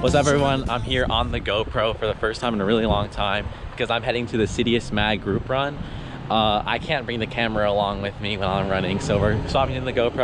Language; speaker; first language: English; native; English